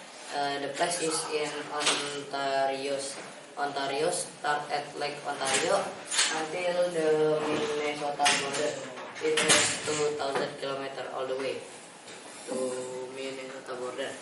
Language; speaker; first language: English; non-native, learner; Indonesian